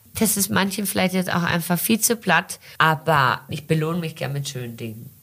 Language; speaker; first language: German; early bilingual, heritage; German